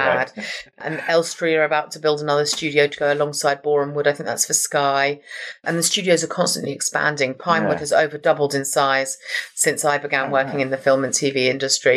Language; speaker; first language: English; native; English